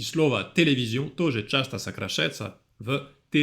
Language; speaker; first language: Russian; non-native, fluent; French